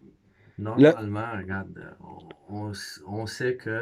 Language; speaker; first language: French; non-native, fluent; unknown